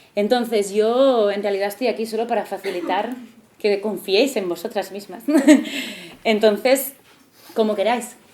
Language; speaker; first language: Spanish; non-native, local second language; Catalan